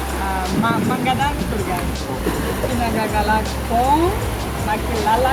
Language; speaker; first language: Filipino; non-native, learner; Portuguese